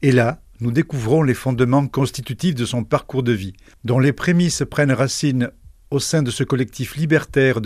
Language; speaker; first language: French; native; French